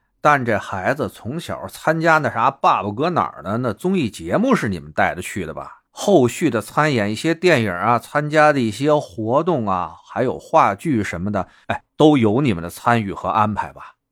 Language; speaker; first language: Chinese; native; Chinese